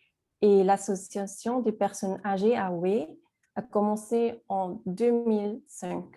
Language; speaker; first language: French; non-native, fluent; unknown